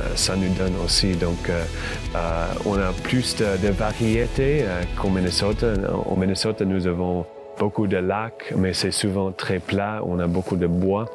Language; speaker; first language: French; non-native, fluent; English